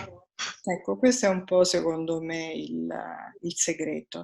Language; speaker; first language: Italian; native; Italian